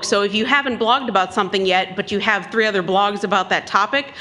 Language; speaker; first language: English; native; English